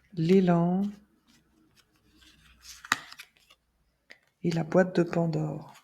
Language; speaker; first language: French; native; French